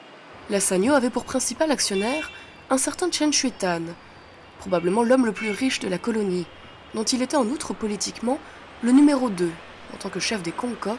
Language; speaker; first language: French; native; French